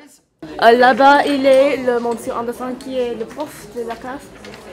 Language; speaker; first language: French; non-native, learner; English